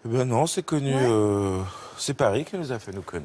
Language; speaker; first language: French; native; French